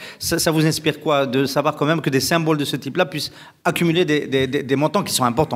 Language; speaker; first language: French; non-native, local second language; Arabic